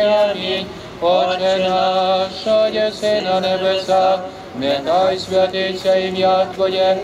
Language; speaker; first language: Ukrainian; native; Ukrainian